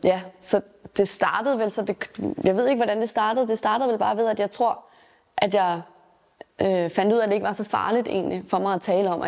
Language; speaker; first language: Danish; native; Danish